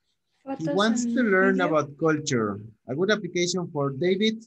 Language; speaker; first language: English; non-native, fluent; Spanish